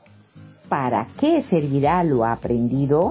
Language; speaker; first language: Spanish; native; Spanish